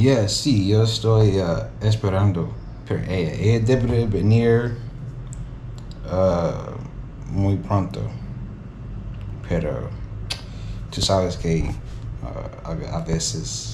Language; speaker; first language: Spanish; non-native, learner; English